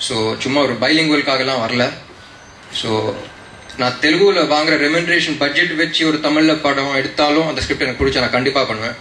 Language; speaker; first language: Tamil; non-native, local second language; Telugu